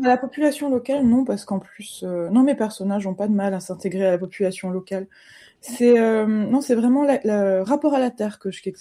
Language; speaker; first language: French; native; French